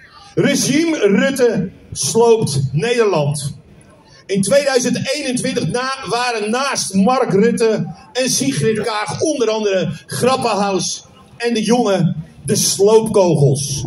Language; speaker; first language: Dutch; native; Dutch